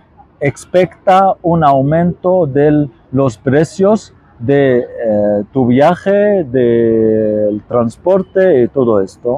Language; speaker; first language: Spanish; non-native, fluent; Arabic